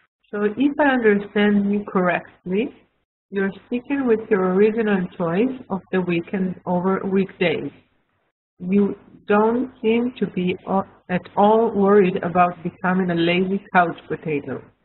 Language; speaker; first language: English; non-native, learner; Hebrew